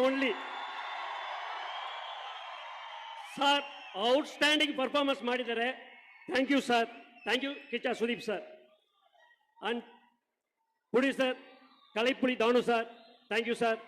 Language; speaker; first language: Kannada; non-native, learner; Telugu